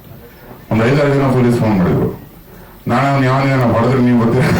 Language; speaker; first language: Kannada; native; Kannada